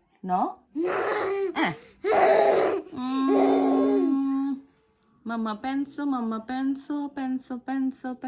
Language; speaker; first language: Italian; early bilingual, other home language; Bangla